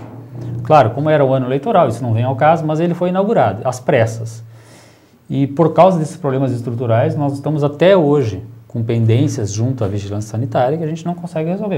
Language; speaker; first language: Portuguese; native; Portuguese